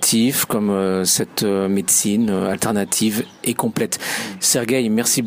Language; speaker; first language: French; native; French